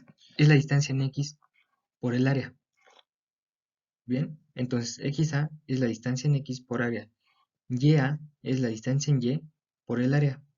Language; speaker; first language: Spanish; native; Spanish